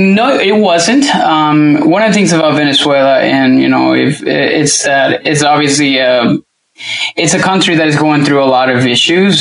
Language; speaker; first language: English; non-native, fluent; Spanish